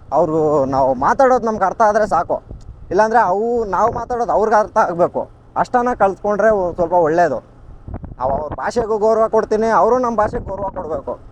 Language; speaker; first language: Kannada; non-native, local second language; Telugu